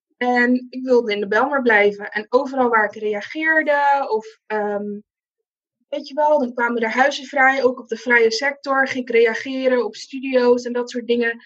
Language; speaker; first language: Dutch; non-native, local second language; Papiamento